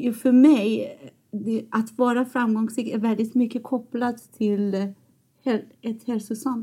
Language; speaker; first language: Swedish; non-native, fluent; Persian